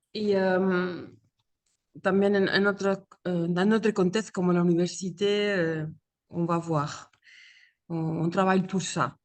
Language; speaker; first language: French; non-native, fluent; Spanish